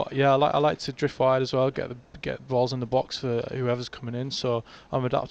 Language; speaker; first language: English; native; English